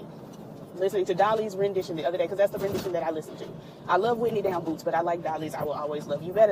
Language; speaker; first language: English; native; English